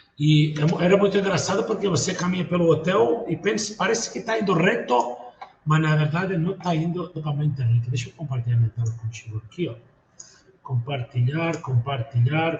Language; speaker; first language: Portuguese; non-native, fluent; Spanish